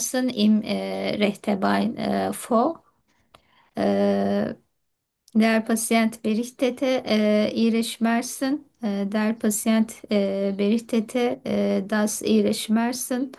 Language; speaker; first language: German; non-native, fluent; Turkish